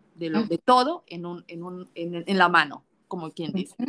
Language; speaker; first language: Spanish; native; Spanish